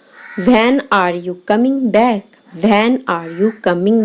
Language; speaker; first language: English; non-native, local second language; Hindi